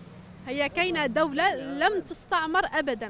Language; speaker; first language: Arabic; native; Arabic